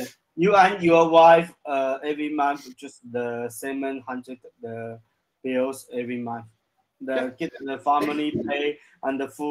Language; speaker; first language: English; non-native, learner; Chinese